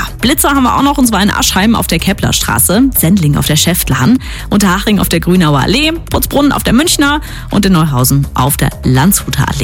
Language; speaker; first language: German; native; German